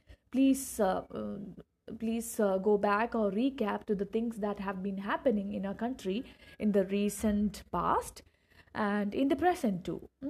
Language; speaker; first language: English; non-native, local second language; Malayalam